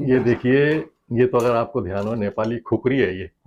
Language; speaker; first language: Hindi; native; Hindi